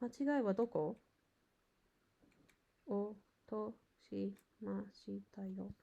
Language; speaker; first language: Japanese; non-native, learner; English